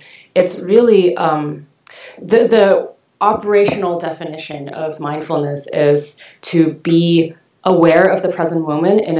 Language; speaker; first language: English; non-native, local second language; Cantonese